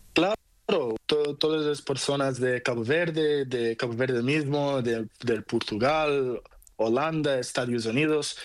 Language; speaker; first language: Spanish; non-native, learner; Portuguese